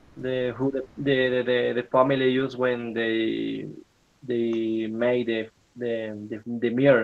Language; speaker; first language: English; non-native, learner; Spanish